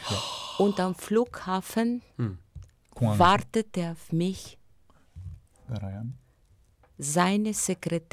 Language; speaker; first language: German; non-native, learner; Bulgarian